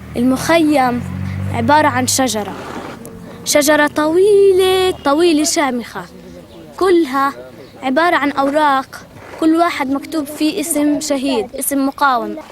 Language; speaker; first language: Arabic; native; Arabic